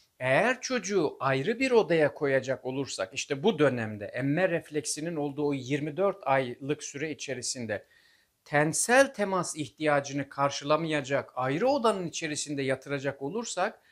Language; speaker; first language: Turkish; native; Turkish